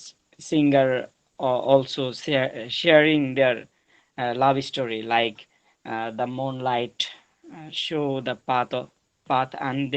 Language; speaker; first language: English; non-native, learner; Bangla